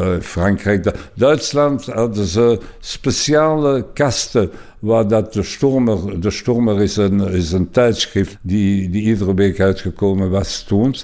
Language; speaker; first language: Dutch; non-native, local second language; French